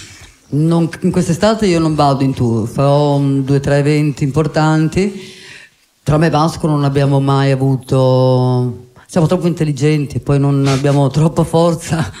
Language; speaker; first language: Italian; native; Italian